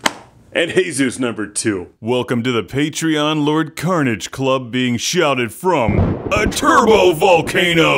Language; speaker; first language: English; native; English